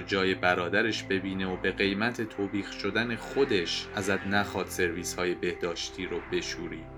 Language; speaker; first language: Persian; native; Persian